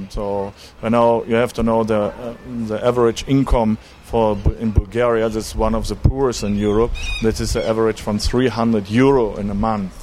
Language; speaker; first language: English; non-native, learner; German